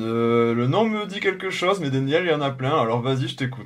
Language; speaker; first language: French; native; French